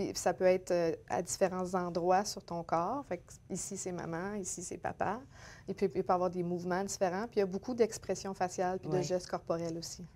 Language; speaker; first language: French; native; French